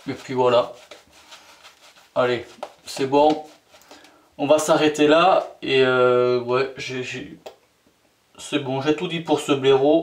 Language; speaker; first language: French; native; French